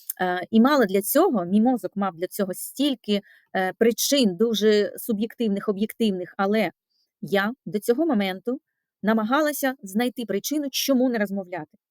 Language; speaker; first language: Ukrainian; non-native, local second language; Russian